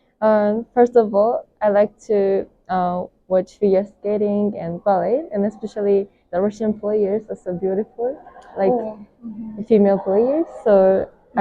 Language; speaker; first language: English; non-native, fluent; Japanese